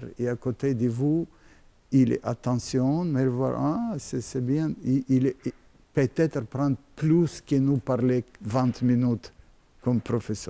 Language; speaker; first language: French; non-native, learner; Russian